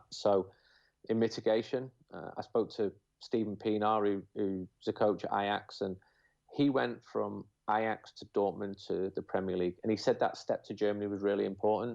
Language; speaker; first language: English; native; English